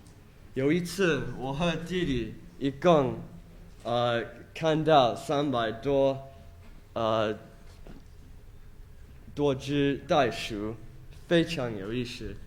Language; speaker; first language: Chinese; non-native, fluent; English